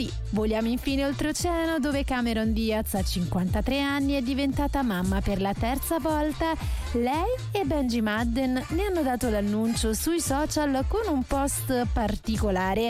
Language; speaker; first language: Italian; native; Italian